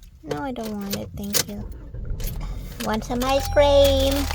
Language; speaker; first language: English; non-native, fluent; Thai